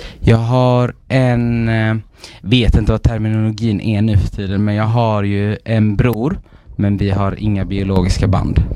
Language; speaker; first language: Swedish; native; Swedish